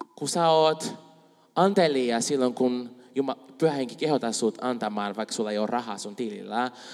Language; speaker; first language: Finnish; non-native, fluent; Spanish